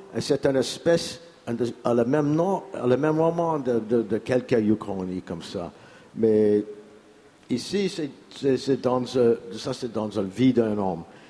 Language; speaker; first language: French; non-native, learner; English